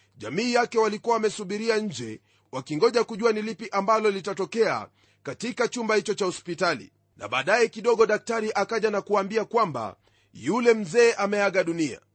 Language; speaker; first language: Swahili; non-native, local second language; Luyia